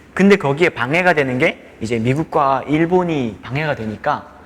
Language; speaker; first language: Korean; native; Korean